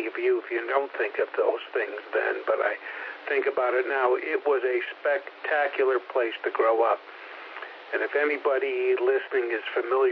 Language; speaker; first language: English; native; English